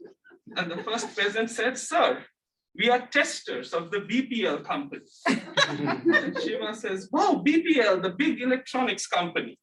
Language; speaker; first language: English; non-native, local second language; Bangla